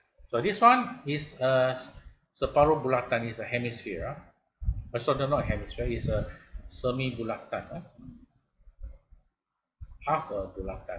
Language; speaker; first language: English; non-native, local second language; Malay